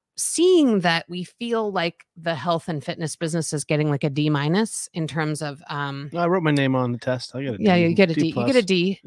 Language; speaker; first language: English; native; English